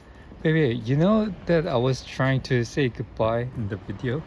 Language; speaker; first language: English; non-native, fluent; Korean